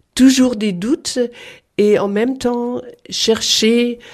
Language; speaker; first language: French; non-native, fluent; German